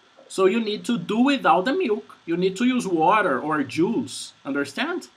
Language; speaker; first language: English; non-native, fluent; Portuguese